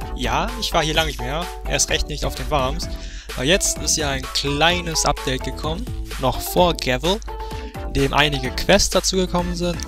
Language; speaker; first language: German; native; German